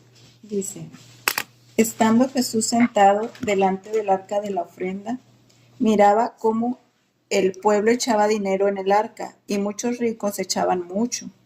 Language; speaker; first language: Spanish; native; Spanish